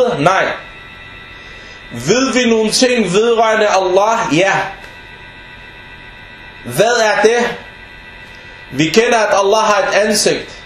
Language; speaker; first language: Danish; non-native, fluent; Arabic